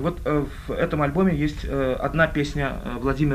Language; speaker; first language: Russian; native; Russian